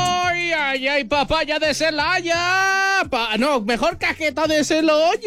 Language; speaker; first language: Spanish; native; Spanish